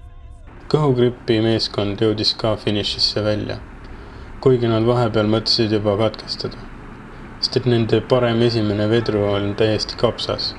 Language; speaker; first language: Estonian; native; Estonian